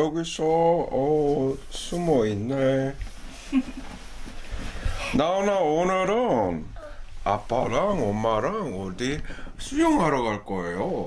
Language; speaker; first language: Korean; early bilingual, heritage; Korean